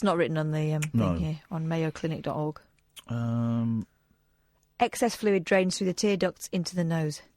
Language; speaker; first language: English; native; English